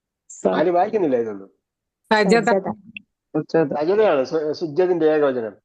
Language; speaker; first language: Malayalam; native; Malayalam